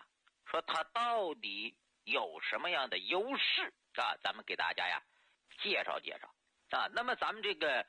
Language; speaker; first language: Chinese; native; Chinese